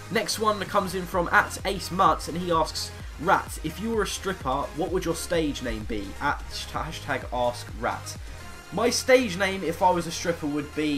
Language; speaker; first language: English; native; English